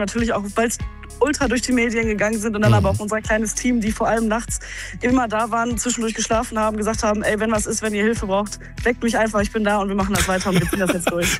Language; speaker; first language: German; native; German